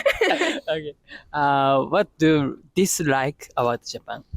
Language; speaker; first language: English; non-native, fluent; Japanese